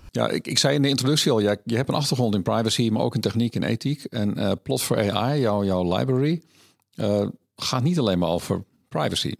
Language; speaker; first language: Dutch; native; Dutch